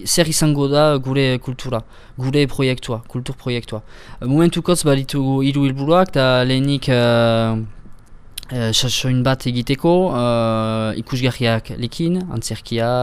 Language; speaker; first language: Basque; non-native, local second language; French